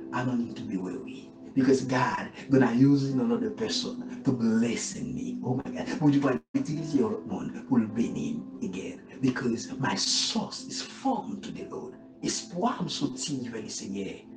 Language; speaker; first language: English; non-native, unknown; Haitian Creole